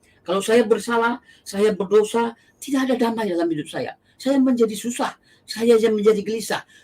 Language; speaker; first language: Indonesian; non-native, local second language; Achinese